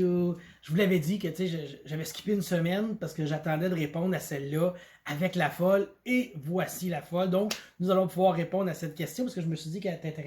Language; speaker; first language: French; native; French